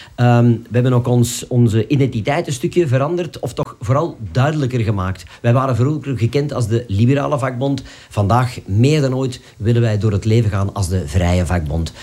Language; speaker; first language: Dutch; native; Dutch